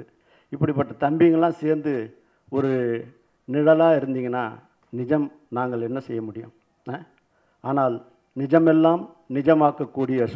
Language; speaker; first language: Tamil; native; Tamil